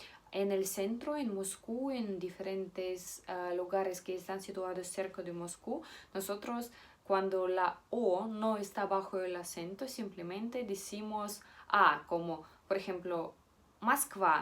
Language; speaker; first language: Spanish; non-native, fluent; Russian